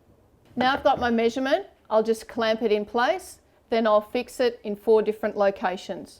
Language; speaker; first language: English; native; English